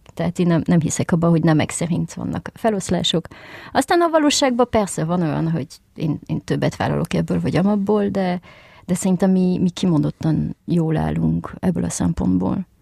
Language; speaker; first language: Hungarian; early bilingual, heritage; French